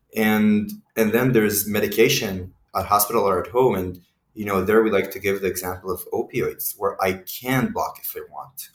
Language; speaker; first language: English; non-native, fluent; Hebrew